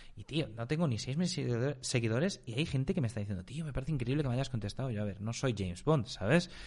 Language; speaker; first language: Spanish; native; Spanish